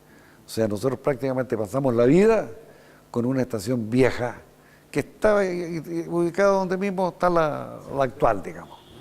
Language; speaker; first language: Spanish; native; Spanish